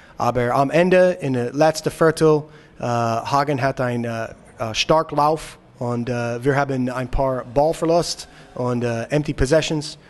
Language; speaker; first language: German; non-native, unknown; English